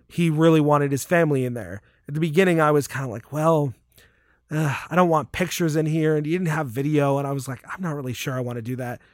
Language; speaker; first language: English; native; English